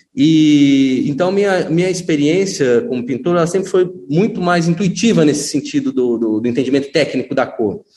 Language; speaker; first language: Portuguese; native; Portuguese